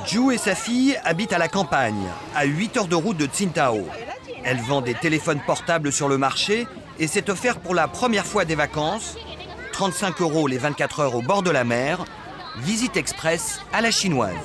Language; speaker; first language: French; native; French